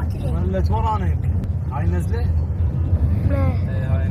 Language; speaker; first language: Arabic; native; Arabic